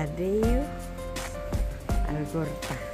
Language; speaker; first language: Spanish; non-native, learner; Filipino